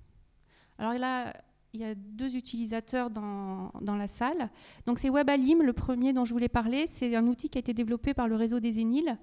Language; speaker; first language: French; native; French